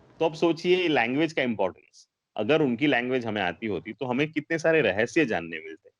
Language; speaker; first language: Hindi; non-native, local second language; Gujarati